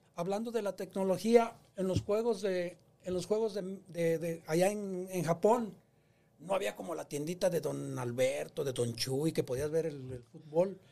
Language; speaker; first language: Spanish; native; Spanish